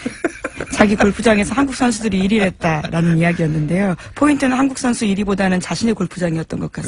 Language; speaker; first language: Korean; native; Korean